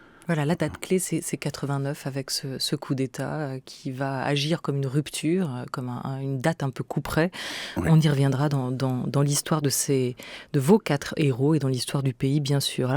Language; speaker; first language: French; native; French